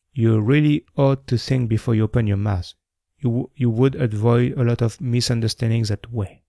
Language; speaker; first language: English; non-native, fluent; French